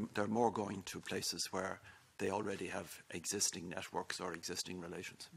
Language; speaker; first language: English; native; English